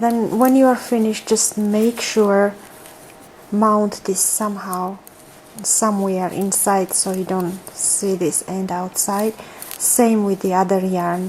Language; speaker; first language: English; non-native, fluent; Georgian